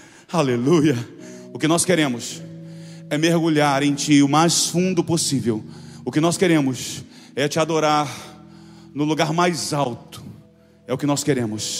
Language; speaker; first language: Portuguese; native; Portuguese